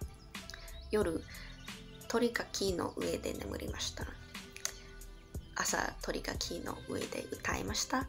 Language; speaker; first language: Japanese; non-native, learner; English